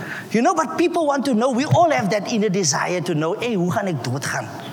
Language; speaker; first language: English; non-native, local second language; Afrikaans